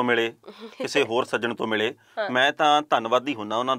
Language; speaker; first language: Punjabi; native; Punjabi